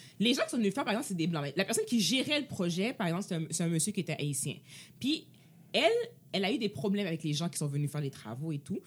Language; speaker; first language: French; native; French